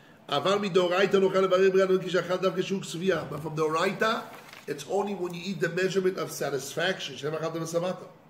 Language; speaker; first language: English; non-native, fluent; Hebrew